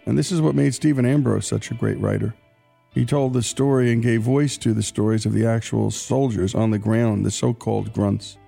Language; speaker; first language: English; native; English